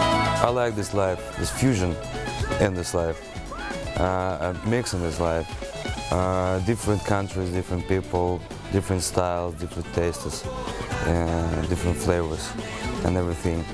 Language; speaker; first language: English; non-native, learner; Russian